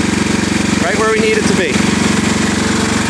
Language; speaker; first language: English; native; English